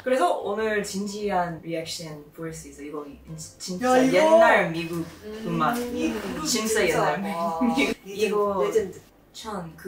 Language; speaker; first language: Korean; non-native, fluent; English